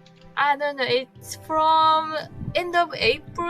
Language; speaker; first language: English; non-native, learner; Japanese